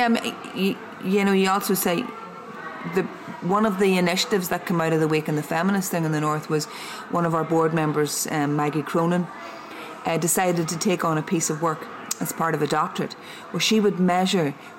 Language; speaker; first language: English; native; English